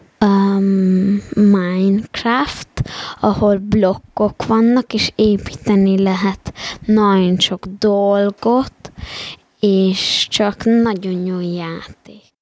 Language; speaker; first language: Hungarian; early bilingual, heritage; Hungarian